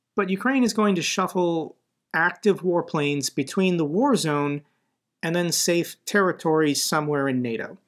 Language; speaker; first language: English; native; English